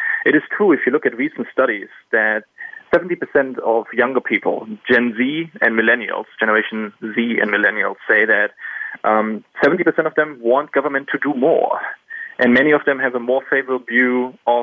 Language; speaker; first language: English; non-native, fluent; German